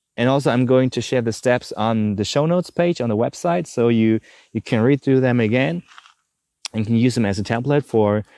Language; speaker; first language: English; non-native, fluent; German